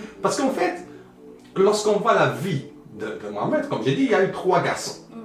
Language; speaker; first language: French; early bilingual, other home language; Arabic